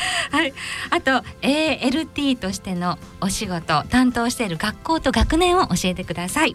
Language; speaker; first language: Japanese; native; Japanese